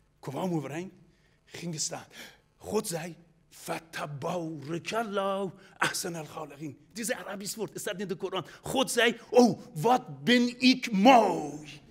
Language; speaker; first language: Dutch; non-native, fluent; Persian